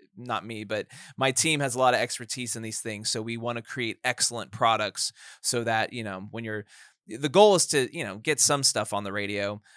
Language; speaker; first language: English; native; English